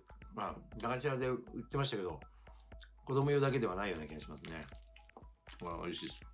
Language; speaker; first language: Japanese; native; Japanese